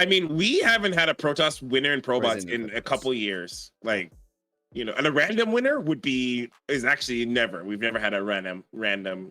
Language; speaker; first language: English; native; English